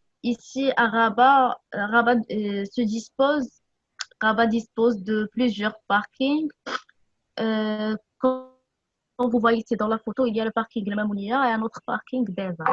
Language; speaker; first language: French; non-native, local second language; Arabic